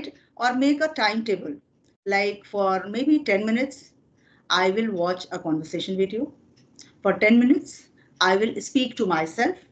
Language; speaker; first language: English; non-native, fluent; Hindi